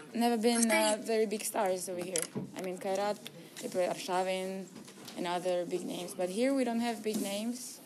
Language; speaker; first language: English; non-native, learner; Russian